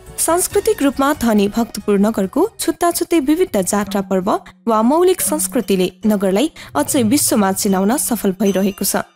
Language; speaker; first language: Nepali; non-native, local second language; Newari